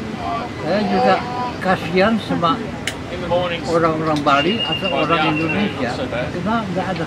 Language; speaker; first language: Indonesian; non-native, learner; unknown